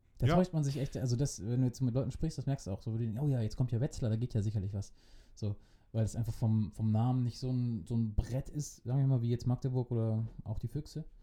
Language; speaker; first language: German; native; German